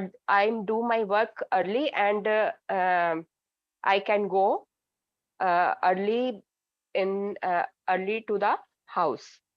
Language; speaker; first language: English; non-native, learner; Hindi